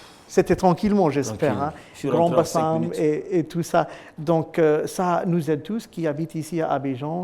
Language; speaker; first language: French; non-native, fluent; English